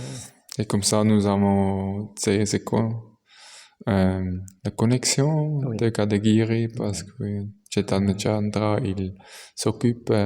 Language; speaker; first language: French; non-native, local second language; German